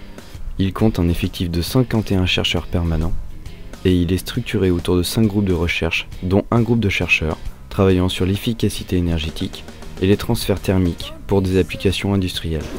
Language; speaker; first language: French; native; French